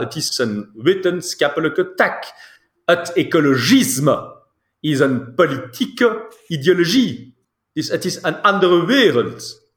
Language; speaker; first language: Dutch; non-native, local second language; French